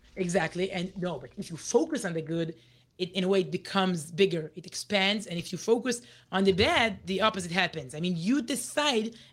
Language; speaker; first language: English; non-native, fluent; Hebrew